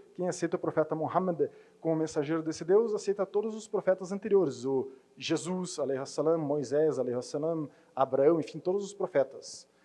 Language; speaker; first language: Portuguese; native; Portuguese